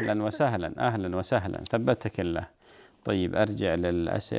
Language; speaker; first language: Arabic; native; Arabic